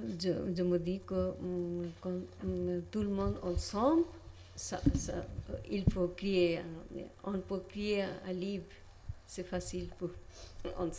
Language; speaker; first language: French; non-native, learner; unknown